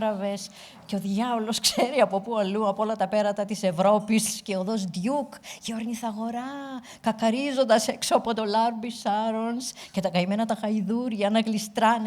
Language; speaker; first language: Greek; native; Greek